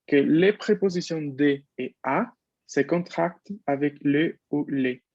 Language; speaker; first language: French; non-native, fluent; Spanish